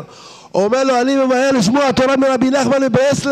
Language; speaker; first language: Hebrew; native; Hebrew